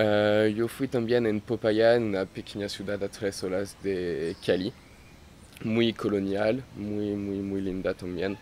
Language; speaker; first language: Spanish; non-native, learner; French